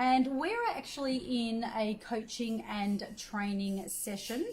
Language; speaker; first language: English; native; English